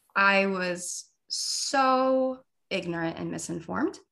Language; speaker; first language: English; native; English